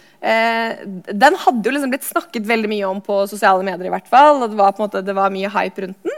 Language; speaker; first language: Norwegian; native; Norwegian